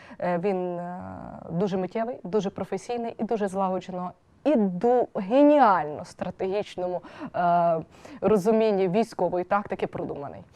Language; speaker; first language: Ukrainian; native; Ukrainian